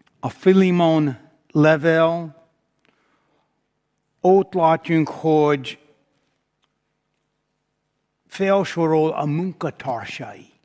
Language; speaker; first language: Hungarian; non-native, fluent; English